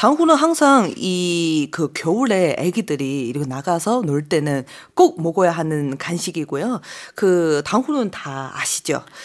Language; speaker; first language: Korean; non-native, fluent; Chinese